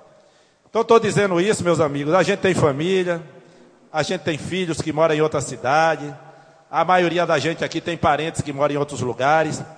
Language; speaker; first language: Portuguese; native; Portuguese